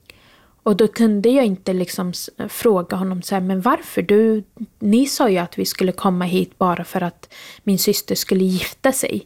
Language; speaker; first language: Swedish; early bilingual, other home language; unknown